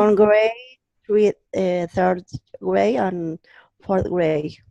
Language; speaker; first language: English; non-native, learner; Spanish